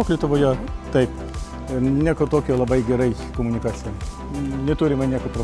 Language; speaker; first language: Lithuanian; non-native, learner; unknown